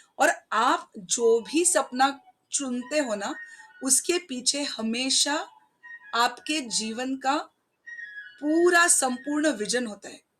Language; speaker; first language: Hindi; non-native, local second language; Marathi